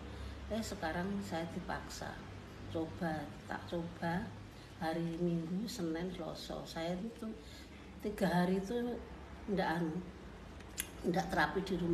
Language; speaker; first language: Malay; non-native, local second language; Javanese